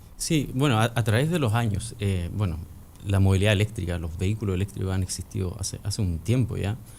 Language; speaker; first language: Spanish; early bilingual, other home language; English